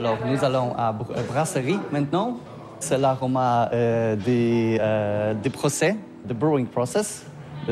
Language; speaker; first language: French; non-native, learner; Polish